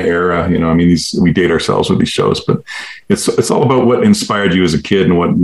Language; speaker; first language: English; native; English